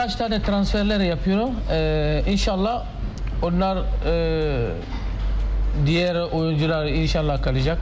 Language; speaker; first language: Turkish; non-native, learner; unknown